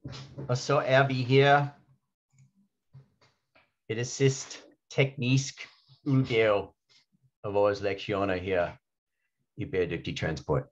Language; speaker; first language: Danish; non-native, fluent; English